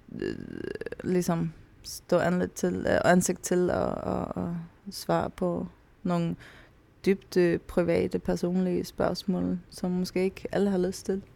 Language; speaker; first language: Danish; non-native, local second language; Faroese